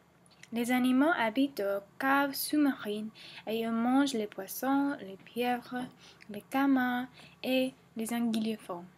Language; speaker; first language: French; non-native, learner; English